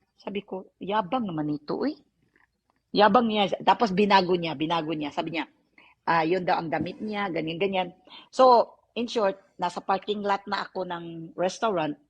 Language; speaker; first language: Filipino; non-native, local second language; Cebuano